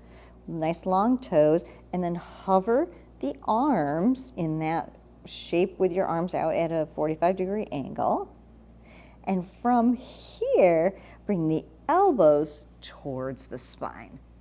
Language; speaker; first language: English; native; English